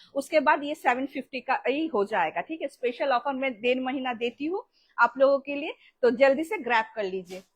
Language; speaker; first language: Hindi; non-native, local second language; Bangla